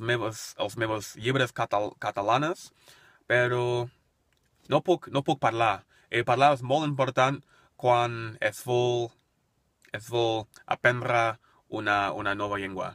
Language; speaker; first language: Catalan; non-native, learner; English